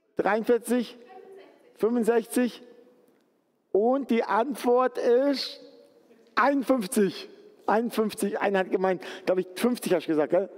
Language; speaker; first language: German; native; German